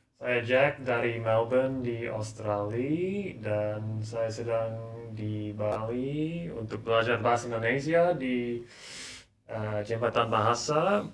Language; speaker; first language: Indonesian; non-native, learner; English